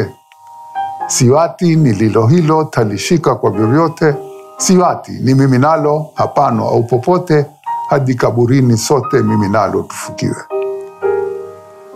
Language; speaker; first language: English; non-native, local second language; Swahili